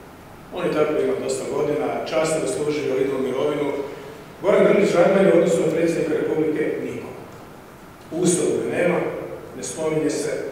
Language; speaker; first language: Croatian; native; Croatian